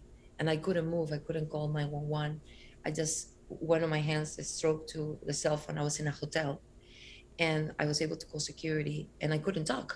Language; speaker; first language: English; non-native, fluent; Spanish